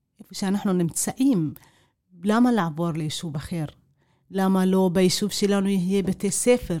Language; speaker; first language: Hebrew; non-native, local second language; Arabic